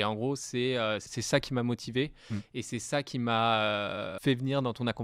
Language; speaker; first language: French; native; French